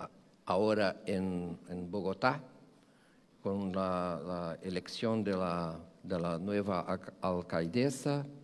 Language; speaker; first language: Spanish; non-native, fluent; Portuguese